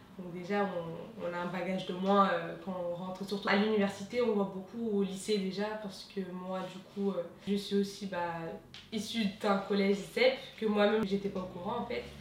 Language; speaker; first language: French; early bilingual, other home language; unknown